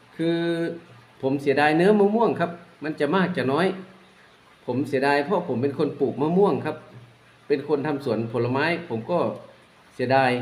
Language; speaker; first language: Thai; non-native, local second language; Northeastern Thai